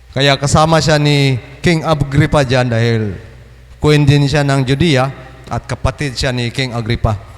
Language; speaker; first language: Filipino; non-native, local second language; Cebuano